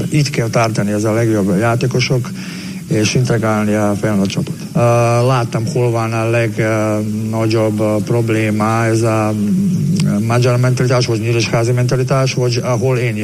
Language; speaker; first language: Hungarian; non-native, learner; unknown